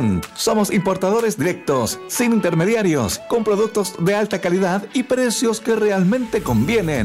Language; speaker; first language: Spanish; native; Spanish